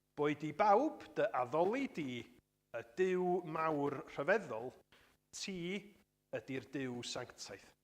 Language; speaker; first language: Welsh; native; Welsh